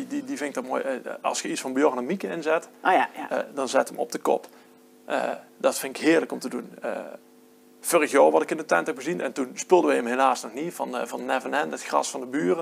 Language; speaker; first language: Dutch; native; Dutch